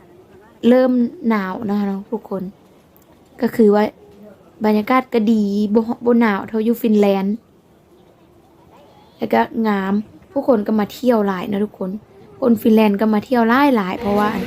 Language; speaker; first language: Thai; non-native, local second language; Lao